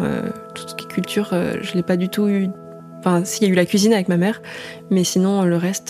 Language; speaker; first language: French; early bilingual, other home language; Indonesian